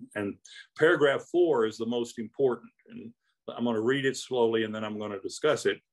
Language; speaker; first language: English; native; English